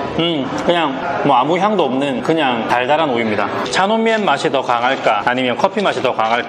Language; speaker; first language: Korean; native; Korean